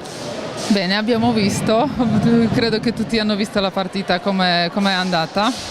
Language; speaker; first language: Italian; non-native, fluent; Polish